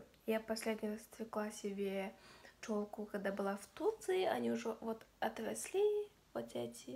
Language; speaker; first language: Russian; non-native, local second language; Kazakh